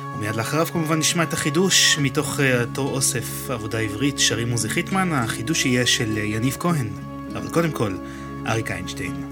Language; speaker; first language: Hebrew; native; Hebrew